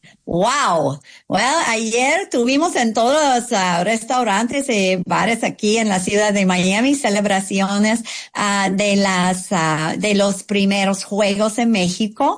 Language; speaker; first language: Spanish; non-native, fluent; English